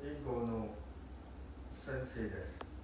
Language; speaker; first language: Japanese; non-native, learner; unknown